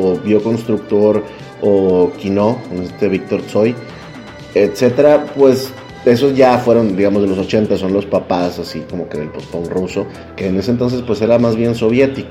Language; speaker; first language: Spanish; native; Spanish